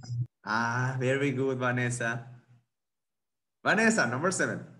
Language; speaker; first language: English; non-native, fluent; Spanish